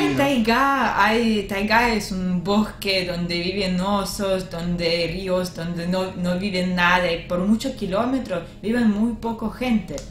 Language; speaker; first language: Spanish; non-native, learner; Russian